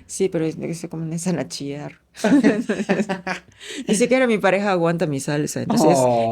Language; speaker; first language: Spanish; non-native, fluent; Japanese